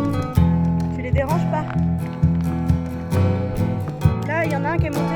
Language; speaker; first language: French; native; French